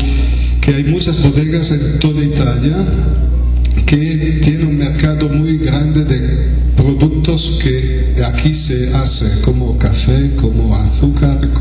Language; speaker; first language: Spanish; non-native, learner; Italian